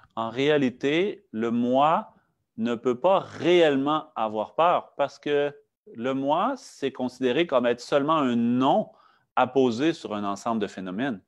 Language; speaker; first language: French; native; French